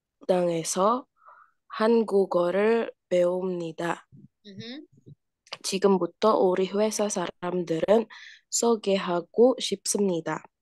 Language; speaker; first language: Korean; non-native, learner; Indonesian